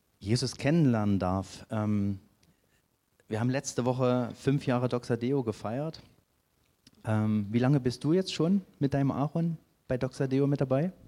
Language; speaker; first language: German; native; German